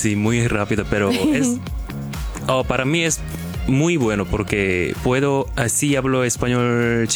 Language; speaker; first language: Spanish; non-native, learner; Korean